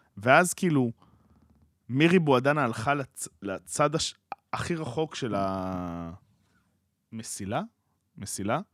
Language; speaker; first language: Hebrew; native; Hebrew